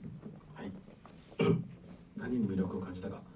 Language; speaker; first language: Japanese; native; Japanese